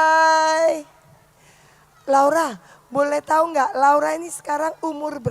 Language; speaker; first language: Indonesian; native; Indonesian